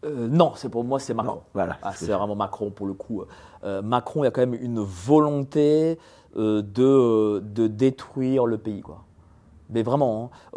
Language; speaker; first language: French; early bilingual, other home language; Polish